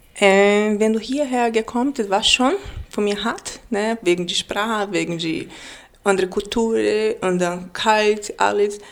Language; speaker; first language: German; non-native, learner; Portuguese